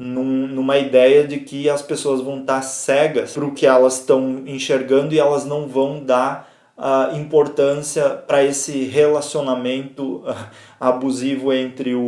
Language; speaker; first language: Portuguese; native; Portuguese